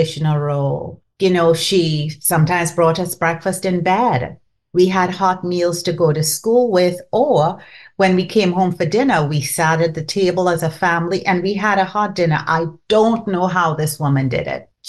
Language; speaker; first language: English; non-native, local second language; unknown